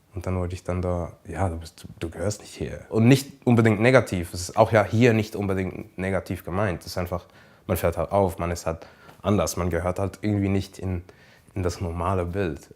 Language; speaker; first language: German; native; German